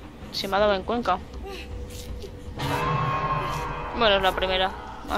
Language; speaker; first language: Spanish; native; Spanish